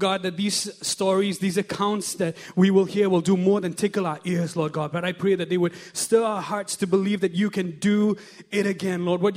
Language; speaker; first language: English; non-native, local second language; Khasi